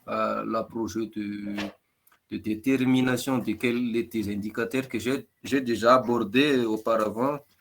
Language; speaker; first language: French; non-native, local second language; Malagasy